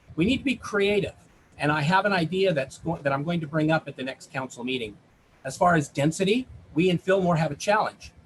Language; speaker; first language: English; native; English